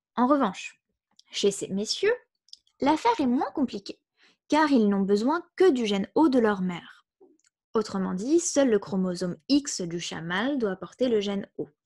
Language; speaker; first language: French; native; French